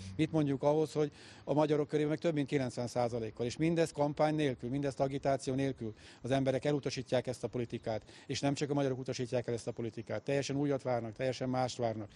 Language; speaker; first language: Hungarian; native; Hungarian